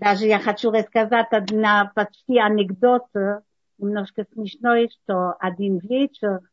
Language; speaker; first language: Russian; non-native, learner; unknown